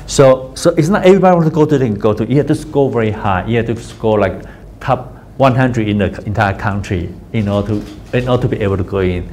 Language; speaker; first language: English; non-native, fluent; Chinese